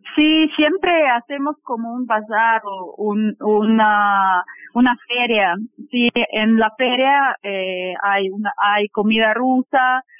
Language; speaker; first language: Spanish; non-native, fluent; Russian